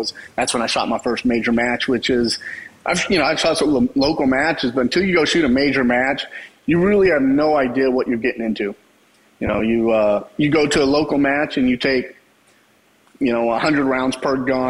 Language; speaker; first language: English; native; English